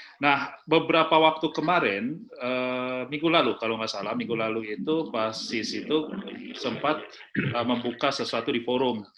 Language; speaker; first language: Indonesian; native; Indonesian